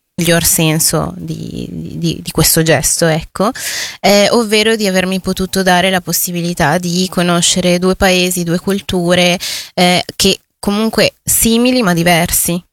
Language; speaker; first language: Italian; early bilingual, other home language; Spanish